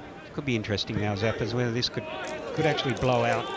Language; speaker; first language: English; native; English